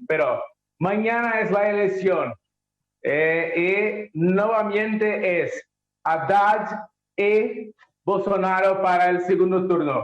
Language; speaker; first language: Spanish; non-native, learner; Portuguese